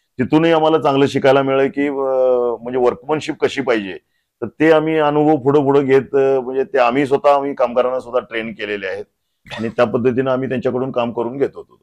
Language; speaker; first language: Marathi; native; Marathi